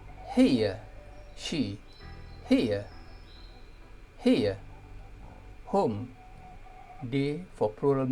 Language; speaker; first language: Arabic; non-native, fluent; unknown